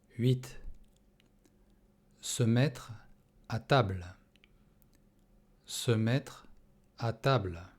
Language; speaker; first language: French; non-native, fluent; Russian